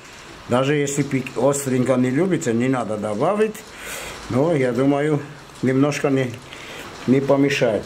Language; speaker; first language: Russian; non-native, fluent; Armenian